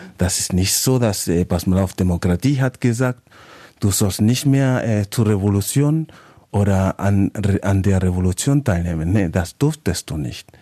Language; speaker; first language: German; non-native, fluent; Spanish